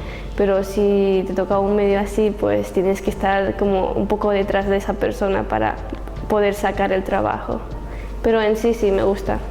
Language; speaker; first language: Spanish; early bilingual, other home language; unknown